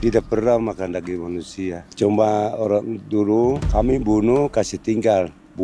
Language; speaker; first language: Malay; non-native, local second language; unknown